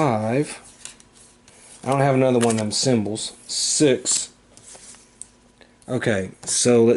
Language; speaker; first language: English; native; English